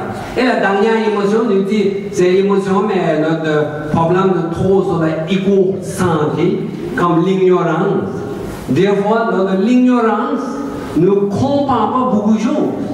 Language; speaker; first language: French; non-native, learner; Tibetan